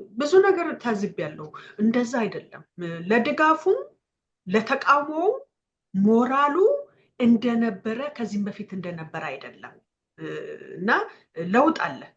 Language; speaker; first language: Amharic; native; Amharic